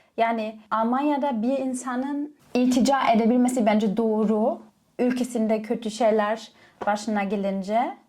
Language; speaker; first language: Turkish; non-native, fluent; German